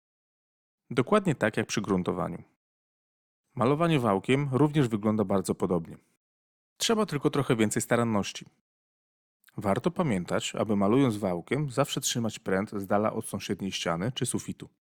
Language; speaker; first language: Polish; native; Polish